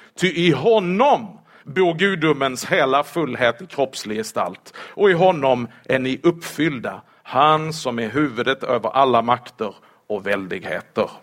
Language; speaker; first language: Swedish; native; Swedish